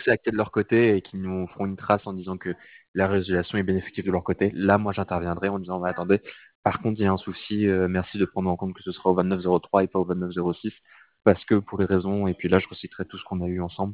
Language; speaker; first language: French; native; French